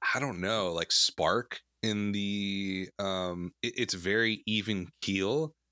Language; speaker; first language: English; native; English